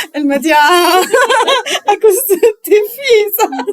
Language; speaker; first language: French; non-native, learner; Arabic